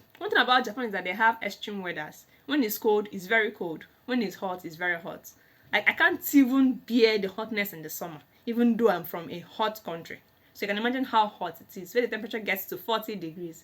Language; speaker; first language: English; non-native, local second language; Igbo